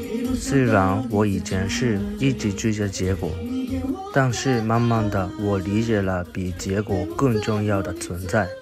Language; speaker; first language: Chinese; non-native, fluent; Japanese